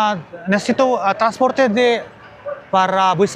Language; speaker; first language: Spanish; non-native, learner; Hindi